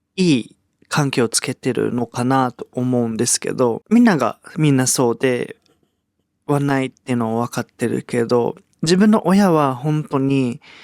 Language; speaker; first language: Japanese; early bilingual, other home language; Portuguese